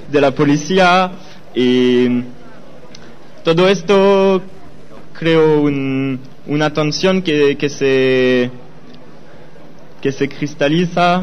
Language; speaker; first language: Spanish; non-native, learner; French